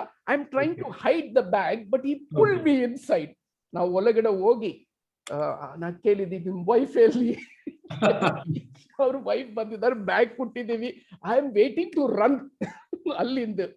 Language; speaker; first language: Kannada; non-native, local second language; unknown